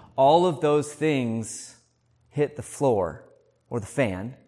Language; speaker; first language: English; native; English